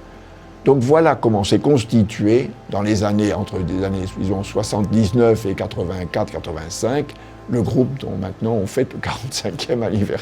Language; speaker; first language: French; native; French